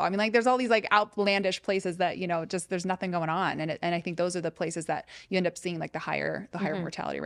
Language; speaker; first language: English; native; English